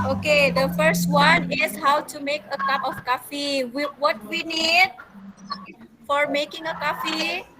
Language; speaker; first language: English; non-native, fluent; Indonesian